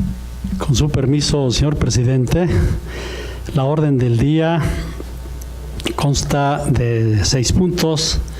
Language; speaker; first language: Spanish; native; Spanish